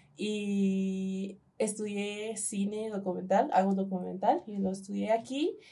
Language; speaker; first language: Spanish; early bilingual, heritage; Spanish